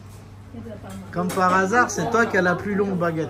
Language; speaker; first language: French; native; French